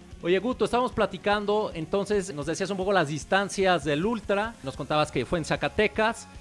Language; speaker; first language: Spanish; native; Spanish